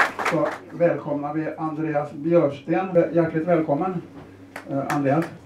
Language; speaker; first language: Swedish; native; Swedish